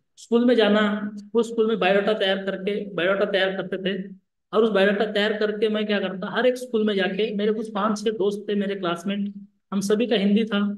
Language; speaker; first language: Hindi; non-native, local second language; Lambadi